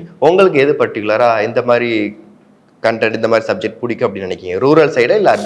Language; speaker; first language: Tamil; native; Tamil